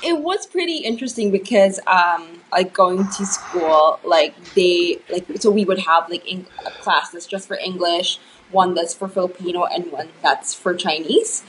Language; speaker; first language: English; non-native, local second language; Filipino